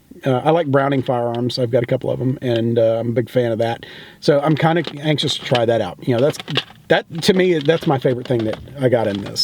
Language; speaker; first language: English; native; English